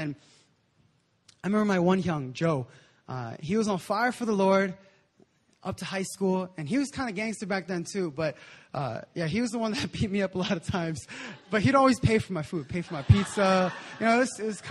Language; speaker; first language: English; native; English